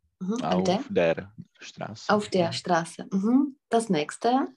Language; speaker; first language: German; non-native, fluent; Czech